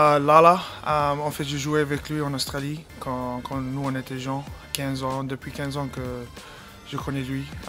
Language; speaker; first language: French; non-native, learner; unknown